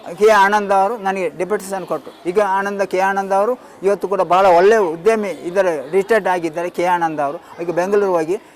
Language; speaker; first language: Kannada; non-native, local second language; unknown